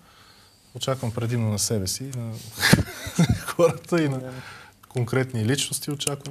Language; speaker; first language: Bulgarian; native; Bulgarian